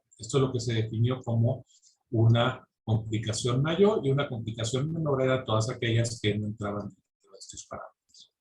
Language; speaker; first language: Spanish; native; Spanish